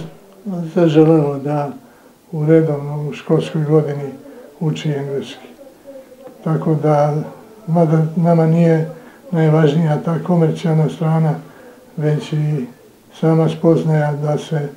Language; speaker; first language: Croatian; native; Croatian